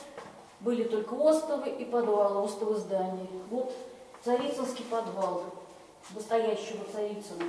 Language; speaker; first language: Russian; native; Russian